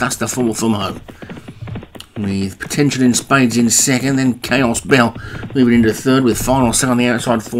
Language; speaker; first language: English; native; English